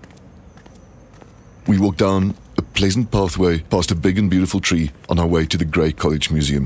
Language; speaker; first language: English; non-native, local second language; Dutch